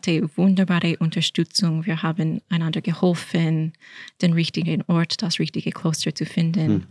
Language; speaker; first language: German; non-native, fluent; English